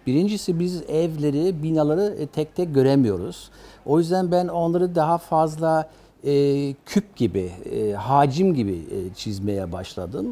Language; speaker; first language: Turkish; early bilingual, other home language; German